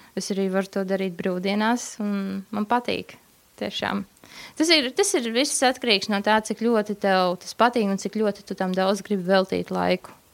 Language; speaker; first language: Latvian; native; Latvian